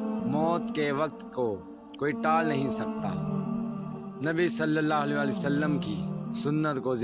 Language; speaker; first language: Urdu; native; Urdu